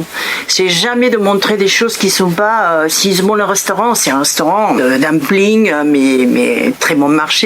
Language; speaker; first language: French; non-native, fluent; Spanish